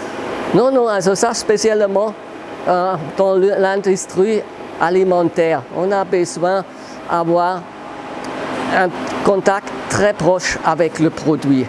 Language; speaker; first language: French; non-native, fluent; German